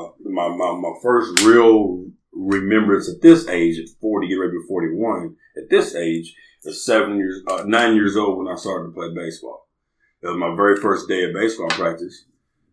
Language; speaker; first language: English; native; English